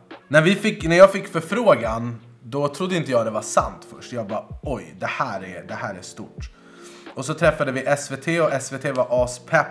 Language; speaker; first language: Swedish; native; Swedish